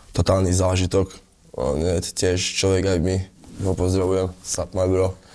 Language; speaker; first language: Slovak; early bilingual, other home language; Italian